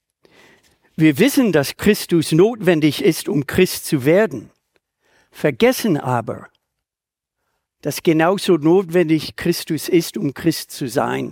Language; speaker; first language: German; native; German